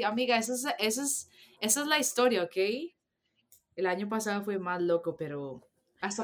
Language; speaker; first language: Spanish; early bilingual, heritage; Spanish